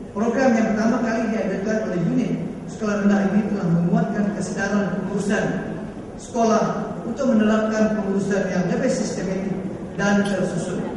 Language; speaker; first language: Malay; native; Malay